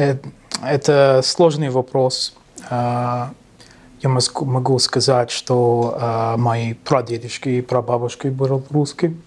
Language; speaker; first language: Russian; non-native, learner; English